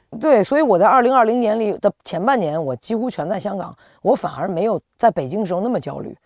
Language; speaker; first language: Chinese; native; Chinese